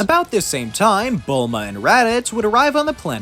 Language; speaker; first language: English; native; English